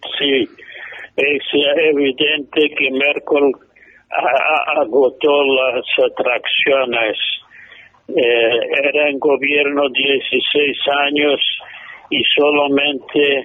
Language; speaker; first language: Spanish; non-native, fluent; English